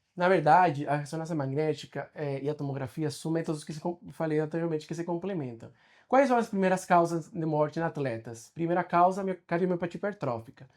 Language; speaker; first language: Portuguese; non-native, fluent; Spanish